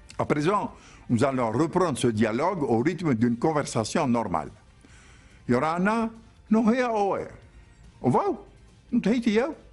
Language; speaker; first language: French; native; French